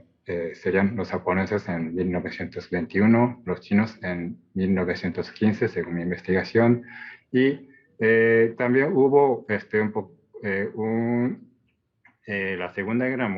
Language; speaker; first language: Spanish; non-native, fluent; Japanese